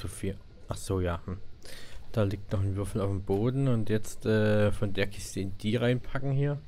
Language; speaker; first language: German; native; German